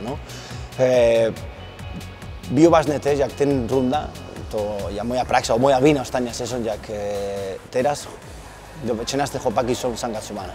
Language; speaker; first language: Polish; non-native, learner; Spanish